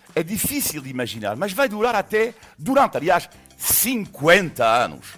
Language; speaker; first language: Portuguese; non-native, fluent; French